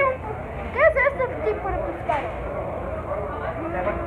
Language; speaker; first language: Spanish; native; Spanish